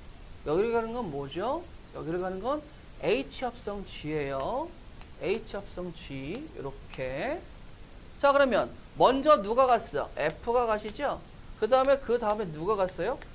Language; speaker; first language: Korean; native; Korean